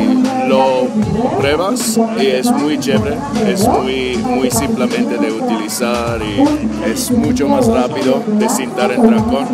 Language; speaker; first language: Spanish; non-native, learner; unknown